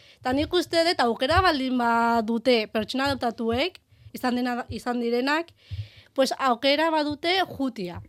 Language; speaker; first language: Basque; early bilingual, heritage; Basque